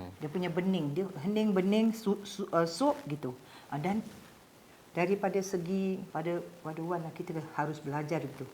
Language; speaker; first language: Malay; native; Malay